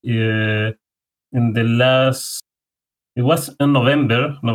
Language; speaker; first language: English; non-native, fluent; Spanish